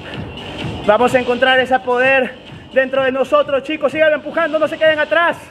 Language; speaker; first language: Spanish; early bilingual, heritage; Spanish